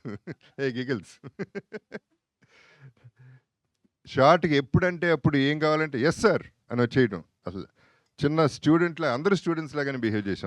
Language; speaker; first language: Telugu; native; Telugu